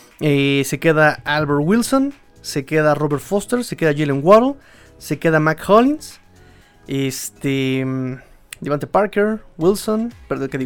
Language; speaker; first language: Spanish; native; Spanish